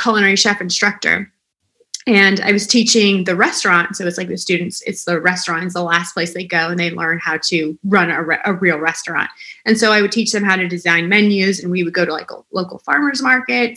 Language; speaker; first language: English; native; English